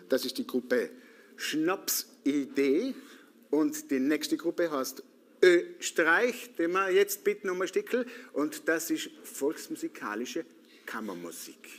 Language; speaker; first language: German; native; German